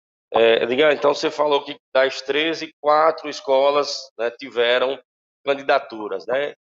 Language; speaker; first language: Portuguese; native; Portuguese